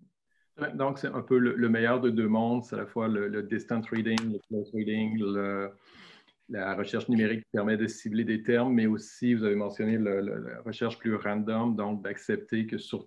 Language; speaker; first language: French; native; French